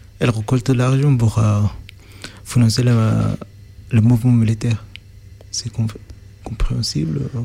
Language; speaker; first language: French; non-native, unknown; Arabic